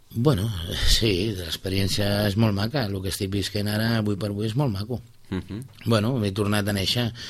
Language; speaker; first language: Catalan; native; Catalan